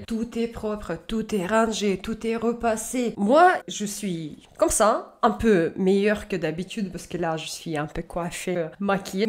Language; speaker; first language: French; native; French